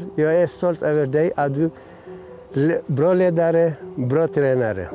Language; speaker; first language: Swedish; non-native, learner; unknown